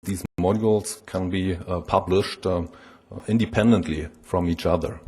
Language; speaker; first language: English; non-native, fluent; German